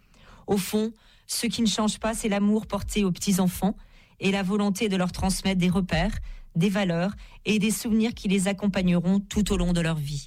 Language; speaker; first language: French; native; French